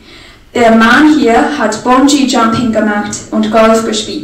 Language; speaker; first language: German; non-native, learner; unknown